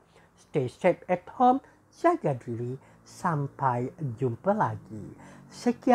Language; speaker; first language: Malay; native; Malay